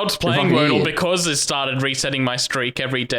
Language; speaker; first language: English; native; English